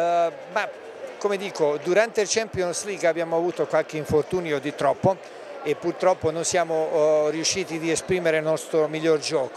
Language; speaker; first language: Italian; non-native, fluent; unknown